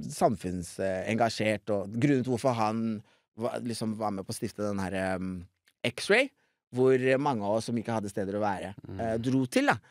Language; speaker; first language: Norwegian; early bilingual, other home language; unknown